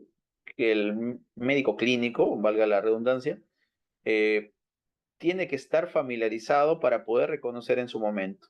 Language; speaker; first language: Spanish; native; Spanish